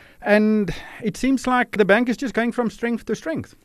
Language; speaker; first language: English; non-native, local second language; Afrikaans